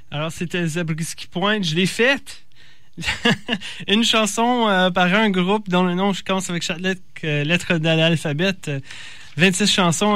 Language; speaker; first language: French; native; French